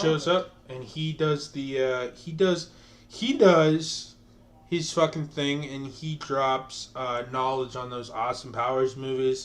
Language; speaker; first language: English; native; English